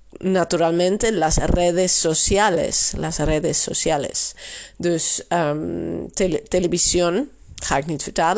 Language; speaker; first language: Spanish; non-native, fluent; Dutch